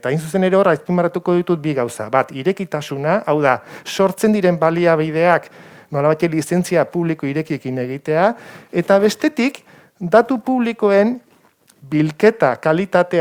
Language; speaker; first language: Basque; native; Basque